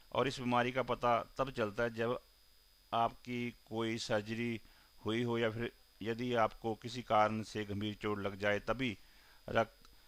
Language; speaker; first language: Hindi; non-native, local second language; Punjabi